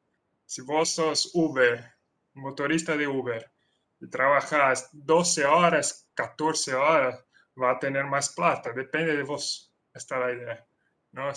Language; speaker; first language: Spanish; non-native, fluent; Portuguese